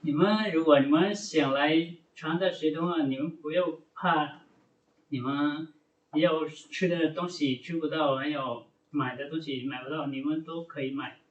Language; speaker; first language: Chinese; non-native, fluent; Lao